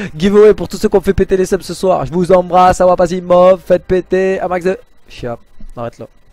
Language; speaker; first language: French; native; French